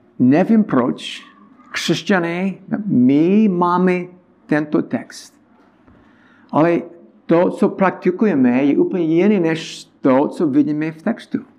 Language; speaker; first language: Czech; non-native, learner; English